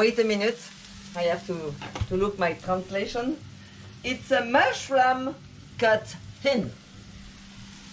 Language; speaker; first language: English; non-native, learner; French